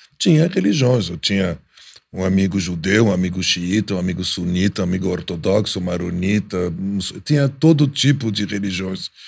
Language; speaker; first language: Portuguese; non-native, fluent; Arabic